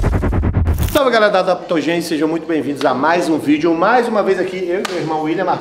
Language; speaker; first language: Portuguese; native; Portuguese